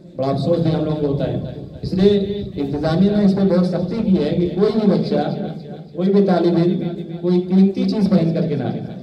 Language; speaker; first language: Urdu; native; Urdu